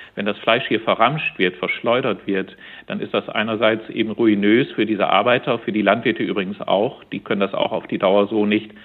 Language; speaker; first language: German; native; German